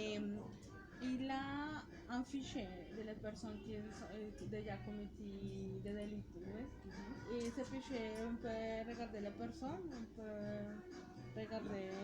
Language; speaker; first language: French; non-native, learner; Spanish